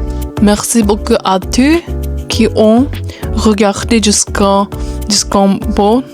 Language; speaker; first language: French; non-native, learner; Japanese